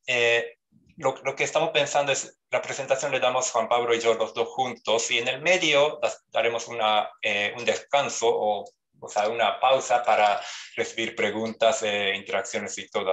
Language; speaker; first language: Spanish; non-native, fluent; Japanese